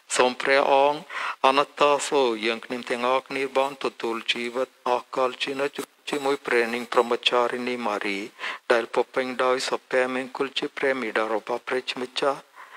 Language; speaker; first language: Khmer; native; Khmer